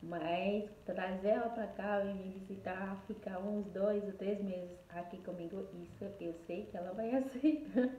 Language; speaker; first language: Portuguese; non-native, fluent; Haitian Creole